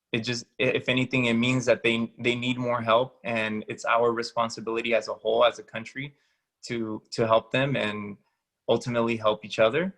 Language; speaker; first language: English; early bilingual, other home language; Spanish